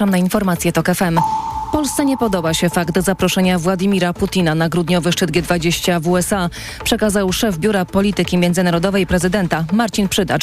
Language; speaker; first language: Polish; native; Polish